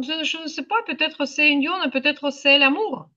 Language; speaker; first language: French; non-native, fluent; Ukrainian